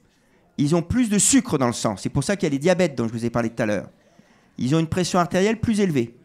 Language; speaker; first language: French; native; French